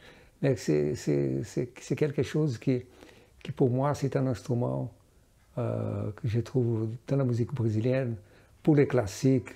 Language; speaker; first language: French; non-native, fluent; Portuguese